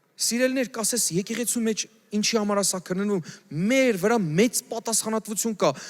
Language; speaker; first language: Armenian; native; Armenian